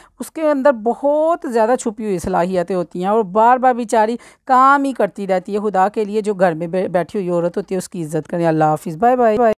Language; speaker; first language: Urdu; non-native, local second language; Punjabi